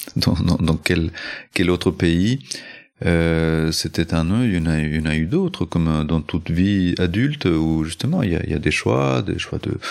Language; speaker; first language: French; early bilingual, other home language; Spanish